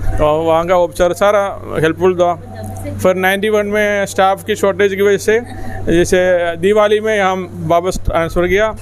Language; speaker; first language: Hindi; non-native, local second language; Malayalam